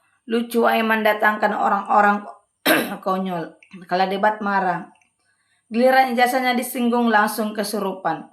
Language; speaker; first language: Indonesian; native; Indonesian